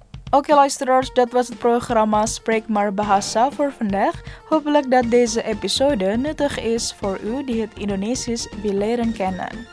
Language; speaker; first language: Dutch; non-native, learner; Indonesian